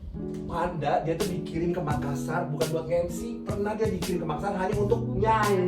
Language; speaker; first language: Indonesian; native; Indonesian